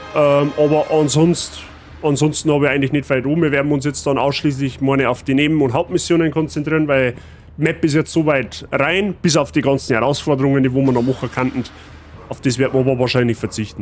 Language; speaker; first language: German; native; German